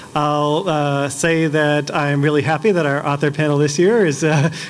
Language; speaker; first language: English; native; English